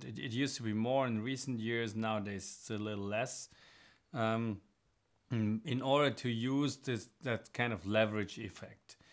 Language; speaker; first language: English; non-native, fluent; German